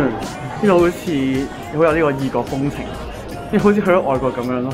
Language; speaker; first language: Korean; non-native, learner; Cantonese